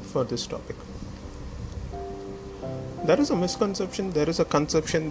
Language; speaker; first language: English; non-native, local second language; Tamil